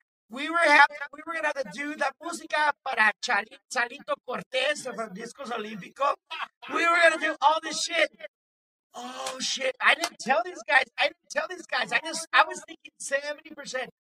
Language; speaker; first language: English; early bilingual, other home language; Spanish